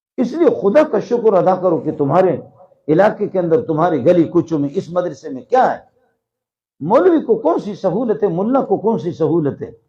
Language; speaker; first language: Urdu; non-native, local second language; Brahui